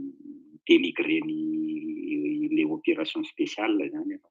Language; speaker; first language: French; non-native, local second language; Malagasy